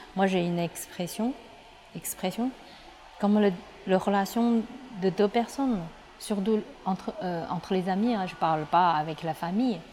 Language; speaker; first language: French; non-native, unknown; Chinese